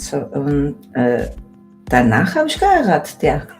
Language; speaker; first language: German; early bilingual, other home language; Turkish